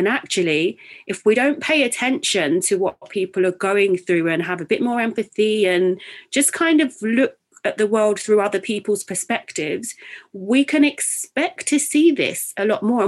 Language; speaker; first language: English; native; English